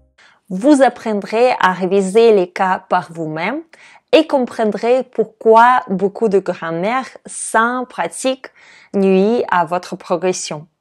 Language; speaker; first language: French; non-native, fluent; Russian